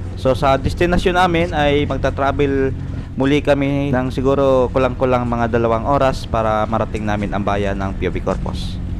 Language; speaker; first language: Filipino; native; Filipino